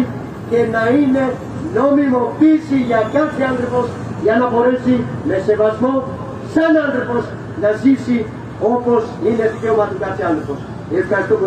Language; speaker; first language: Greek; non-native, fluent; Urdu